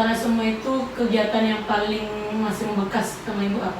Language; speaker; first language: Indonesian; non-native, local second language; Minangkabau